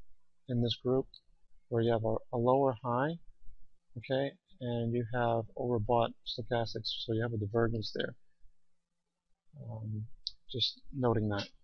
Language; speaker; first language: English; native; English